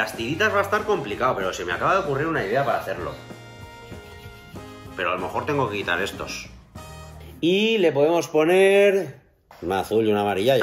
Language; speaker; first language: Spanish; native; Spanish